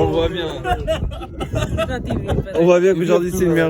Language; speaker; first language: French; native; French